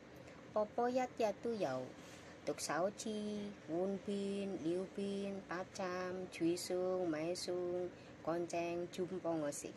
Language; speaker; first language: Cantonese; non-native, learner; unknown